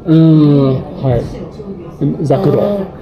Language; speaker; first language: Japanese; non-native, fluent; English